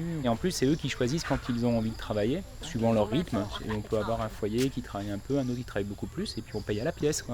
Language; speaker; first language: French; native; French